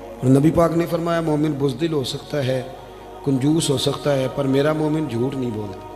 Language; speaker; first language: Urdu; non-native, local second language; Punjabi